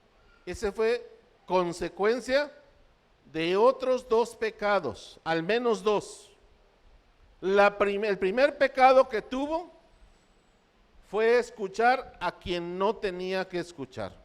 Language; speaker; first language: Spanish; native; Spanish